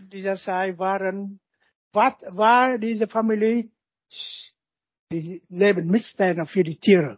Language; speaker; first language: German; non-native, learner; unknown